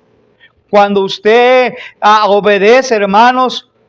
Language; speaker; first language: Spanish; native; Spanish